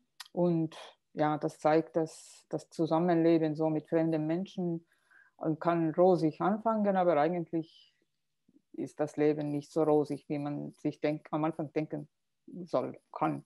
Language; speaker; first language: German; non-native, fluent; Estonian